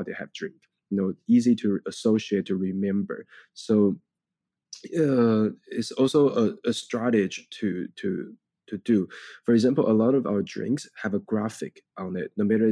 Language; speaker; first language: English; non-native, fluent; Chinese